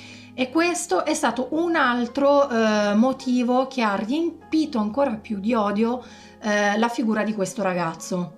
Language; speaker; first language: Italian; native; Italian